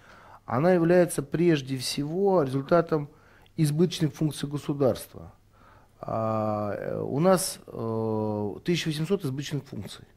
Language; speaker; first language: Russian; native; Russian